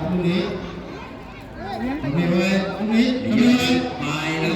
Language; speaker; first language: Thai; native; Thai